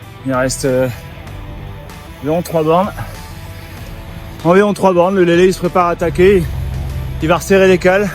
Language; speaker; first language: French; native; French